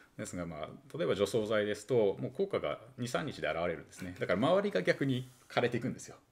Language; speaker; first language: Japanese; native; Japanese